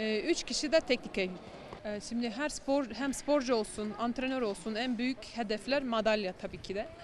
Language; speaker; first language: Turkish; non-native, fluent; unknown